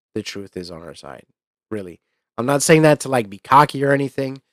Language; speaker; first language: English; native; English